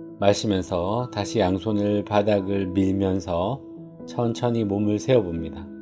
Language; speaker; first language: Korean; native; Korean